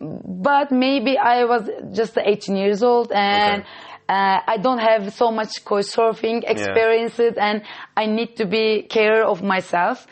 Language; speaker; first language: English; non-native, fluent; Turkish